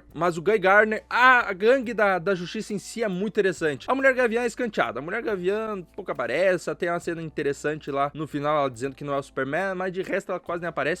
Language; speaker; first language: Portuguese; native; Portuguese